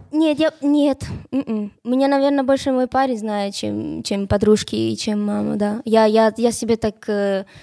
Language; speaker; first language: Russian; non-native, fluent; Spanish